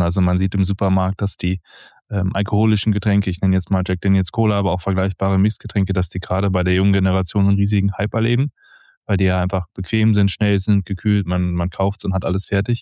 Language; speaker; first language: German; native; German